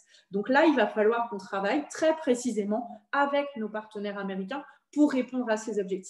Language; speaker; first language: French; native; French